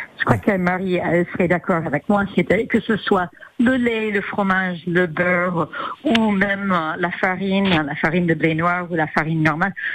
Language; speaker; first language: French; non-native, fluent; English